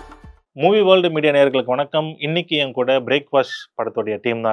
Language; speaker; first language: Tamil; native; Tamil